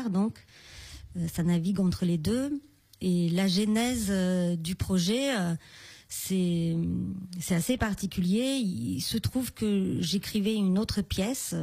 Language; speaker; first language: French; non-native, fluent; Romanian